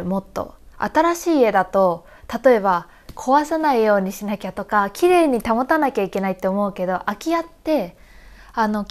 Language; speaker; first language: Japanese; native; Japanese